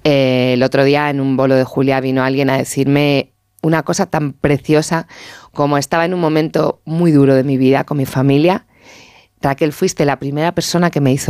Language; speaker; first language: Spanish; native; Spanish